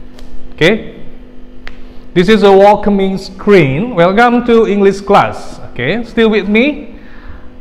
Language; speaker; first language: English; non-native, fluent; Indonesian